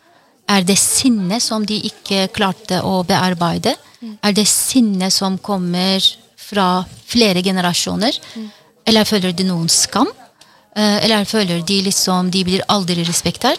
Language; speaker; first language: Norwegian; non-native, fluent; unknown